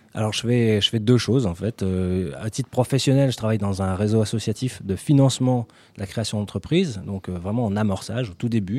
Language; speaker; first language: French; native; French